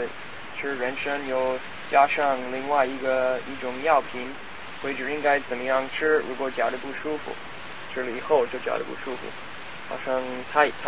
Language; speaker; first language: Chinese; non-native, fluent; English